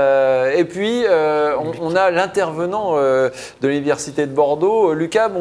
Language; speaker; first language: French; native; French